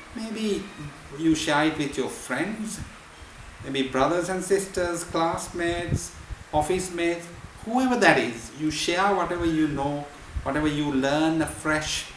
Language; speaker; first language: English; non-native, local second language; Sinhala